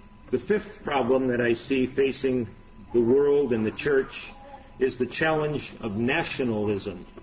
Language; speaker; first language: English; native; English